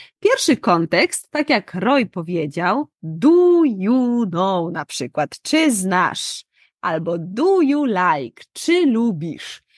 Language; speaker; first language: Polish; native; Polish